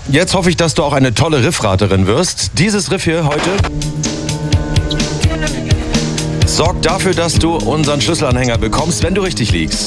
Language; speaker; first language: German; native; German